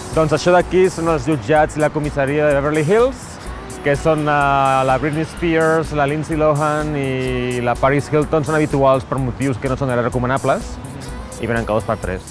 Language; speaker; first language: Catalan; native; Catalan